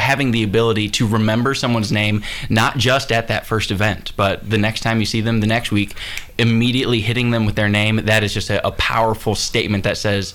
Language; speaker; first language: English; native; English